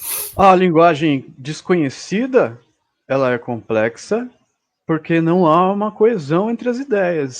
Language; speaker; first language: Portuguese; native; Portuguese